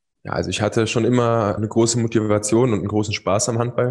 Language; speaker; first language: German; native; German